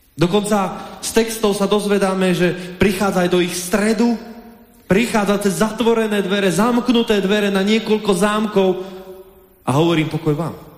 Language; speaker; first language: Slovak; native; Slovak